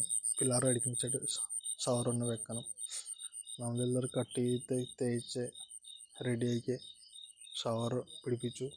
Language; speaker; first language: Malayalam; non-native, learner; Bangla